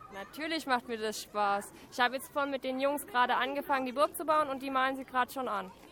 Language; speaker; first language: German; native; German